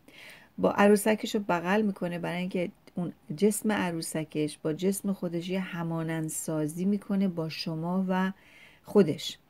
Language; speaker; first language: Persian; native; Persian